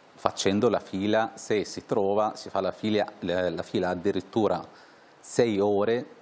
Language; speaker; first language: Italian; non-native, fluent; Arabic